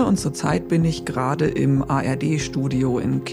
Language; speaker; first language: German; native; German